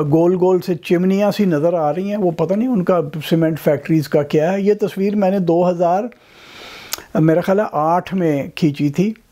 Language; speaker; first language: Urdu; non-native, local second language; Punjabi